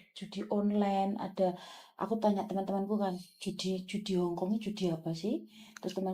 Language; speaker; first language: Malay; non-native, local second language; Javanese